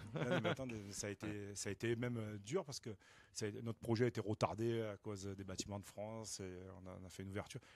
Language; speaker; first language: French; native; French